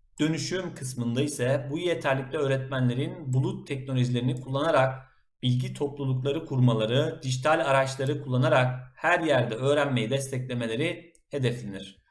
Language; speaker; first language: Turkish; native; Turkish